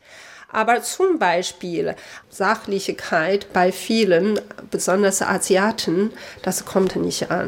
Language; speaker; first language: German; non-native, fluent; Chinese